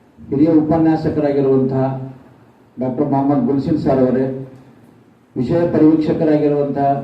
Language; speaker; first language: Kannada; non-native, local second language; Urdu